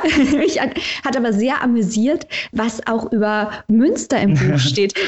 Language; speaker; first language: German; native; German